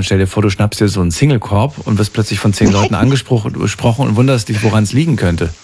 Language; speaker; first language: German; native; German